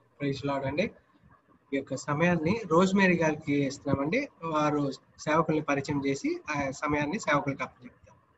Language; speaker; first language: Telugu; native; Telugu